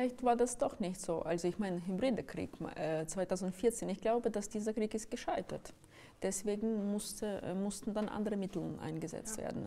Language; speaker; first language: German; non-native, fluent; Ukrainian